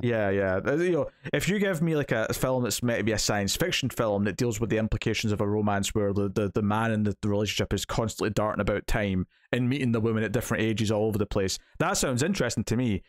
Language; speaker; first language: English; native; English